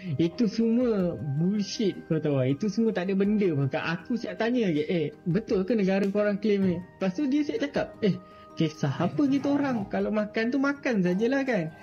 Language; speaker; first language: Malay; native; Malay